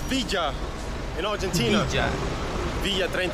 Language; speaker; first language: Spanish; non-native, learner; English